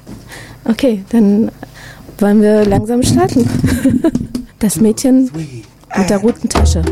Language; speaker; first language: German; native; German